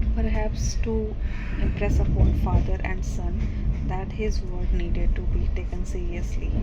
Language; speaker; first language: English; non-native, local second language; Hindi